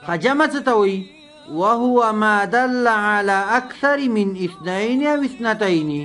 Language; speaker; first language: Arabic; non-native, fluent; Pashto